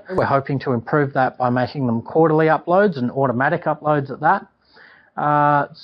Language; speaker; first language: English; native; English